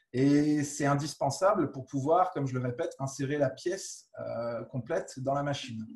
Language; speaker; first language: French; native; French